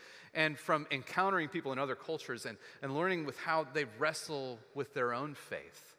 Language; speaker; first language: English; native; English